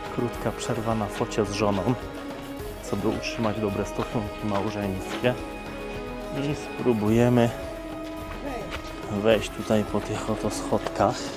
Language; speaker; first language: Polish; native; Polish